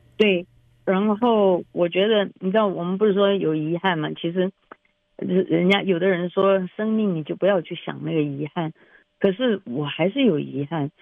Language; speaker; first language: Chinese; native; Chinese